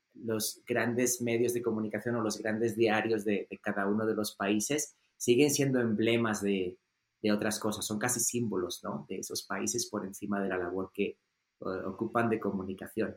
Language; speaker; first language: Spanish; native; Spanish